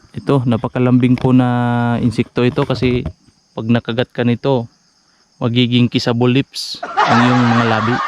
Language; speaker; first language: Filipino; non-native, local second language; Cebuano